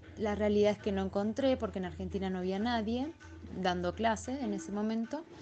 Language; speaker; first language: Spanish; native; Spanish